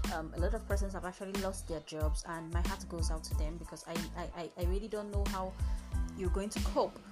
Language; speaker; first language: English; non-native, local second language; Yoruba